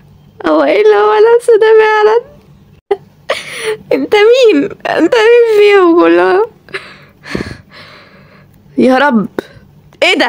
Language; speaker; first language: Arabic; native; Arabic